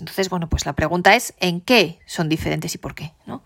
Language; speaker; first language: Spanish; native; Spanish